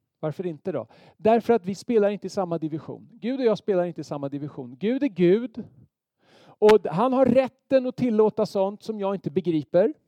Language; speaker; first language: Swedish; native; Swedish